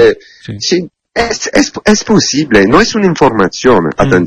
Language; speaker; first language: Spanish; non-native, learner; Italian